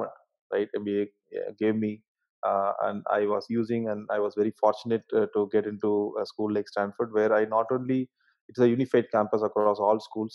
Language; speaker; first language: English; non-native, local second language; Tamil